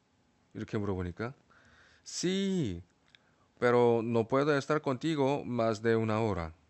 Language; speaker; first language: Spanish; non-native, fluent; Korean